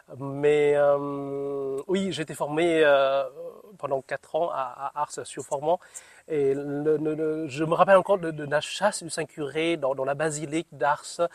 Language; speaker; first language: French; non-native, fluent; Vietnamese